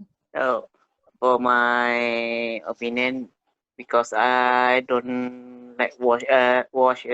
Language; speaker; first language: English; non-native, local second language; Malay